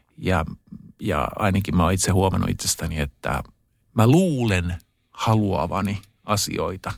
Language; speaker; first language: Finnish; early bilingual, heritage; Finnish